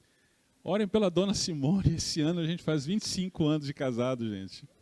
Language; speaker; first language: Portuguese; native; Portuguese